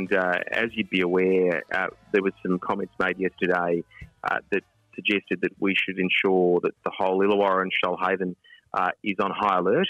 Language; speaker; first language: English; native; English